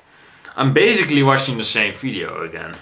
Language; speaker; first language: English; non-native, fluent; Dutch